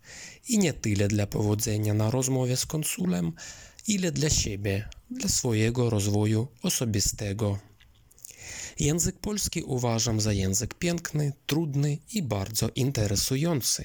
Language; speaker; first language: Polish; non-native, fluent; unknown